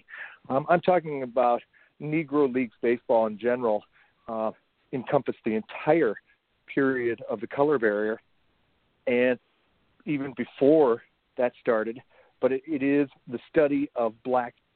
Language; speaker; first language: English; native; English